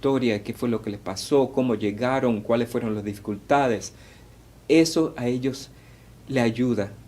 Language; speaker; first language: Spanish; early bilingual, heritage; Spanish